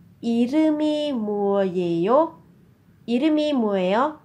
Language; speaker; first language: Korean; non-native, fluent; Vietnamese